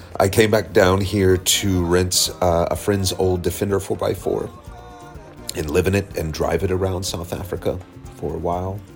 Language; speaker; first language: English; native; English